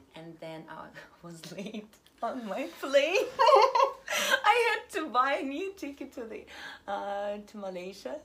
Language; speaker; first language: English; non-native, fluent; Russian